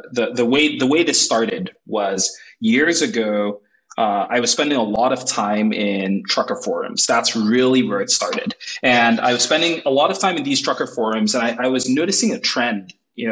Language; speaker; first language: English; non-native, local second language; Igbo